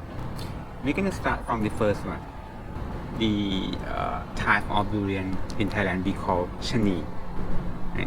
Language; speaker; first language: English; non-native, fluent; Thai